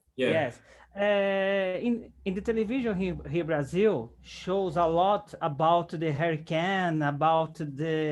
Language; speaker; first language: English; non-native, learner; Portuguese